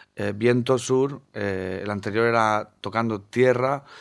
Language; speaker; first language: Spanish; native; Spanish